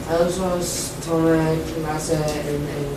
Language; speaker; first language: Spanish; non-native, learner; English